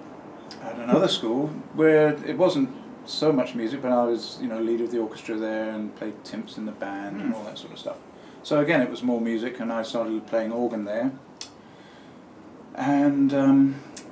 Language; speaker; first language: English; native; English